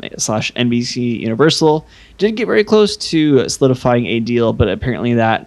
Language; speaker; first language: English; native; English